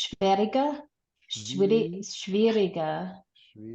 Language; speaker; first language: German; non-native, learner; English